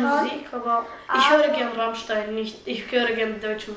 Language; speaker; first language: German; early bilingual, other home language; Bulgarian